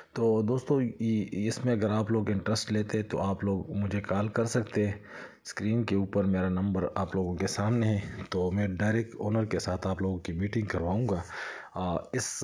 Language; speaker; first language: Urdu; non-native, local second language; Punjabi